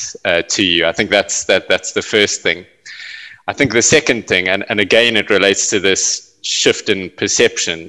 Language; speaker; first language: English; native; English